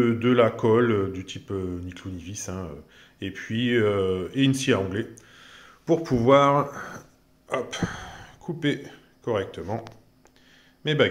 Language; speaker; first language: French; native; French